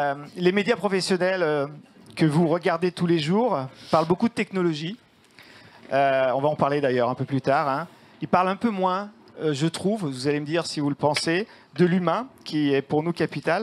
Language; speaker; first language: French; native; French